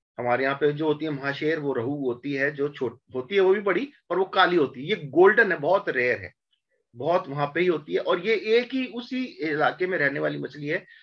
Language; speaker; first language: Hindi; native; Hindi